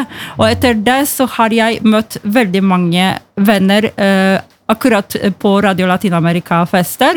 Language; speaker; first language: Norwegian; non-native, fluent; Polish